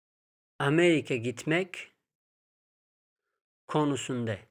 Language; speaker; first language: Turkish; non-native, fluent; Tajik